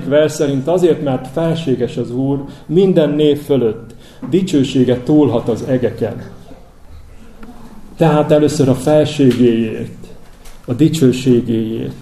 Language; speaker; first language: Hungarian; native; Hungarian